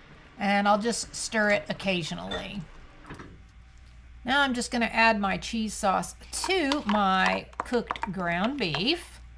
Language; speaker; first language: English; native; English